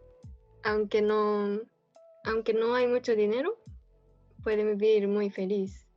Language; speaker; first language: Spanish; non-native, fluent; Japanese